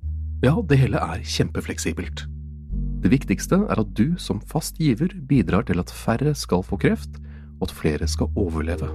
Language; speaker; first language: Norwegian; native; Norwegian